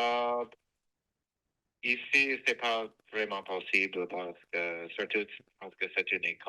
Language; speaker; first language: French; non-native, fluent; English